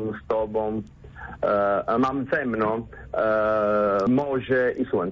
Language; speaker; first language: Polish; non-native, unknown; Italian